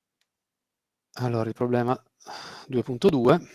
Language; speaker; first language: Italian; native; Italian